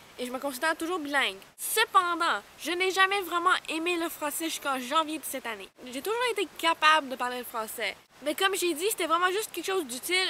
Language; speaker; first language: French; non-native, local second language; English